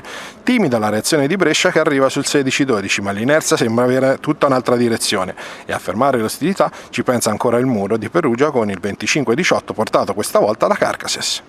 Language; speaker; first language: Italian; native; Italian